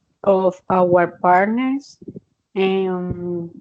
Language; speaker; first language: English; non-native, learner; Spanish